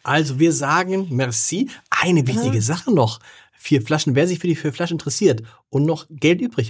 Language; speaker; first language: German; native; German